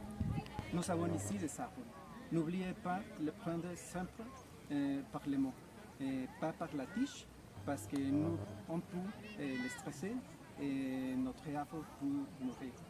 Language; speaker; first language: French; non-native, learner; Spanish